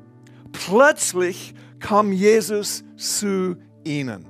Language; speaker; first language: German; non-native, fluent; English